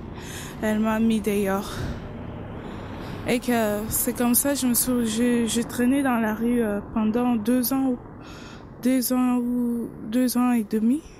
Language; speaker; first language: French; non-native, local second language; Lingala